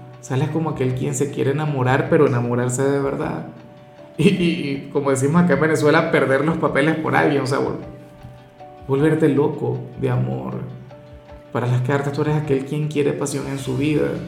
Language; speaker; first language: Spanish; native; Spanish